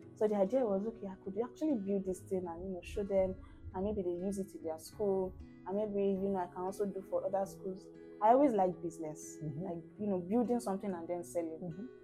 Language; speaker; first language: English; non-native, local second language; Yoruba